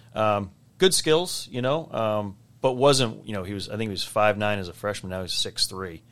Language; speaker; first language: English; native; English